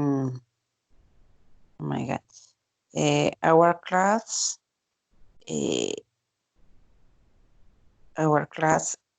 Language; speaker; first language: English; non-native, learner; Spanish